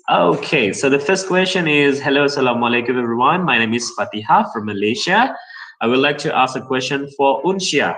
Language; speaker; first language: English; non-native, fluent; Indonesian